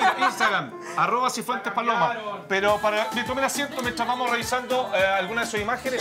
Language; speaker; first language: Spanish; native; Spanish